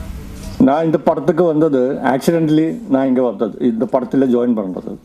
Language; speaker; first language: Tamil; non-native, learner; Malayalam